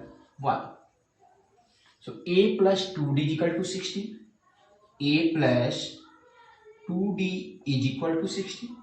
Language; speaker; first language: English; non-native, local second language; Hindi